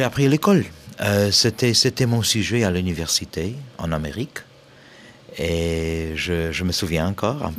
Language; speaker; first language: French; non-native, fluent; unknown